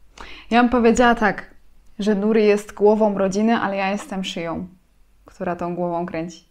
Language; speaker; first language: Polish; native; Polish